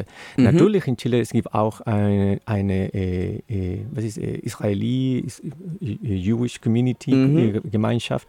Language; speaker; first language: German; non-native, learner; Spanish